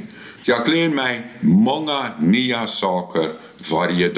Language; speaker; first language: Swedish; non-native, learner; Dutch